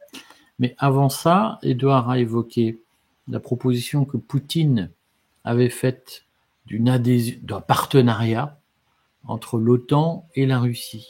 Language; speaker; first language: French; native; French